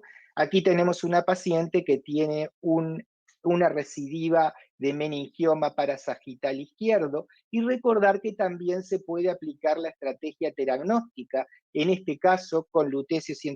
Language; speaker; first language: Spanish; native; Spanish